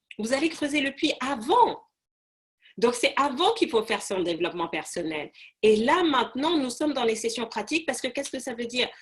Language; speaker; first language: French; non-native, local second language; Arabic